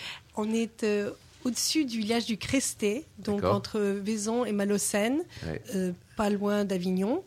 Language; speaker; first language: French; non-native, fluent; English